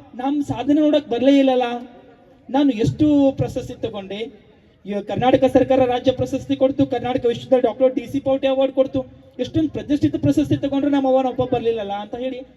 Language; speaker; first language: Kannada; native; Kannada